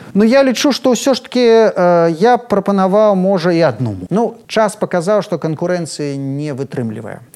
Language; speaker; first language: Belarusian; native; Belarusian